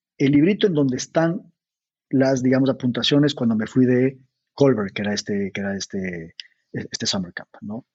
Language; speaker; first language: Spanish; native; Spanish